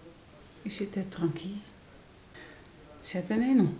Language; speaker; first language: French; non-native, learner; Dutch